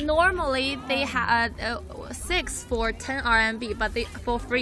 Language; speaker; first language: English; non-native, fluent; Chinese